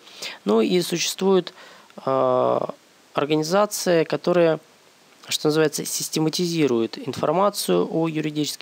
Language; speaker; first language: Russian; native; Russian